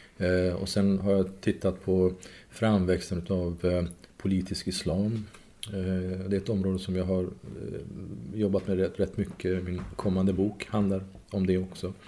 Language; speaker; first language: Swedish; non-native, fluent; Persian